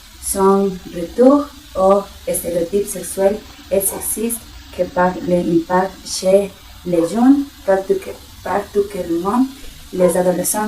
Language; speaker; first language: French; non-native, learner; Spanish